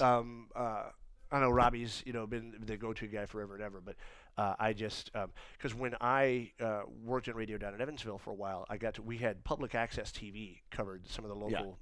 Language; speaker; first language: English; native; English